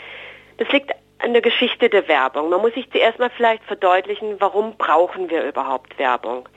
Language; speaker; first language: German; native; German